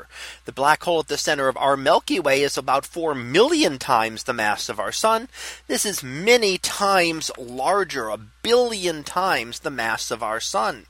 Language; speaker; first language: English; native; English